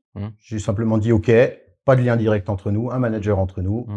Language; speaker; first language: French; native; French